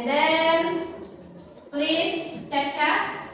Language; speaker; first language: English; non-native, learner; Indonesian